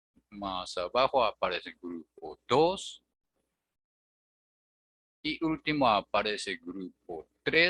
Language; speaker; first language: Spanish; non-native, fluent; Japanese